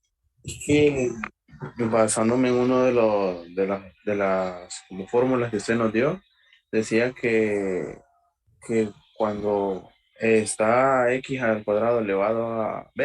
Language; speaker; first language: Spanish; native; Spanish